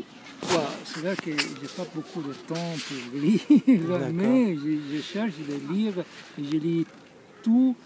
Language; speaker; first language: French; non-native, fluent; Italian